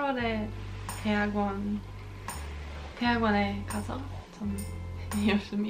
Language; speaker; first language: Korean; non-native, fluent; Swedish